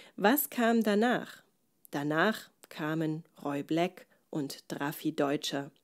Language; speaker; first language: German; native; German